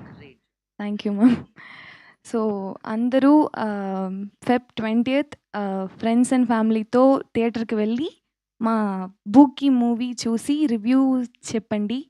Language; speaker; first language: Telugu; non-native, local second language; Tamil